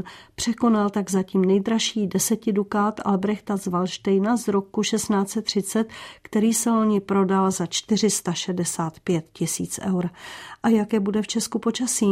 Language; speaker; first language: Czech; native; Czech